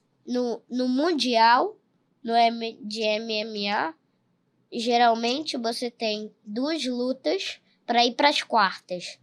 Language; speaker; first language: Portuguese; early bilingual, heritage; Portuguese